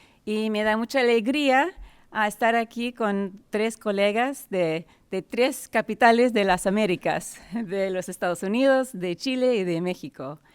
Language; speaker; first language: Spanish; non-native, fluent; English